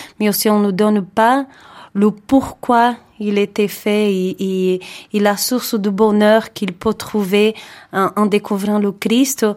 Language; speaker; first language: French; non-native, fluent; Portuguese